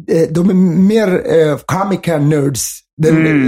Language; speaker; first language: Swedish; early bilingual, other home language; Somali